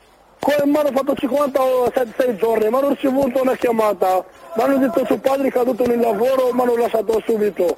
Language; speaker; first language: Italian; non-native, learner; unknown